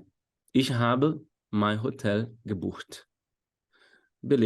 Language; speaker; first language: German; non-native, fluent; Portuguese